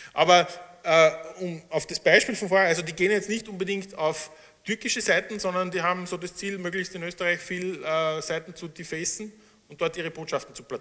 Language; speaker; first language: German; native; German